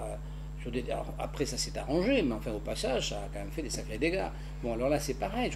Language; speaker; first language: French; native; French